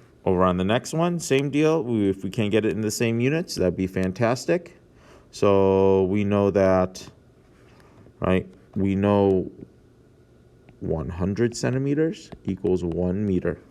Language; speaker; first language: English; native; English